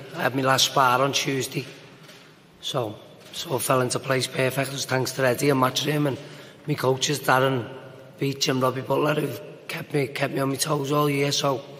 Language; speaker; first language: English; native; English